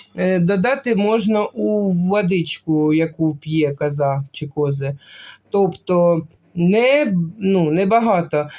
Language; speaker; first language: Ukrainian; non-native, local second language; Russian